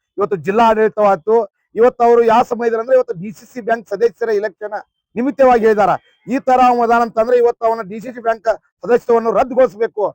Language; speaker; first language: Kannada; native; Kannada